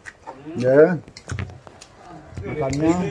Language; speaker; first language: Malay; non-native, local second language; Javanese